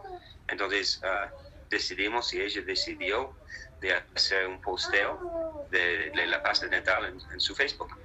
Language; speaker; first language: Spanish; non-native, fluent; English